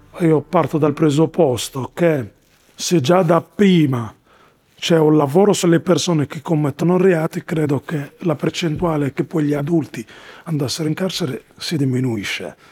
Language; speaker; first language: Italian; non-native, fluent; Arabic